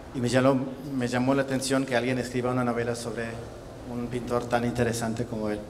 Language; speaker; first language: Spanish; non-native, fluent; German